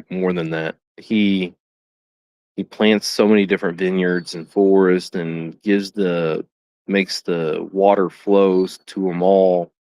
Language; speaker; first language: English; native; English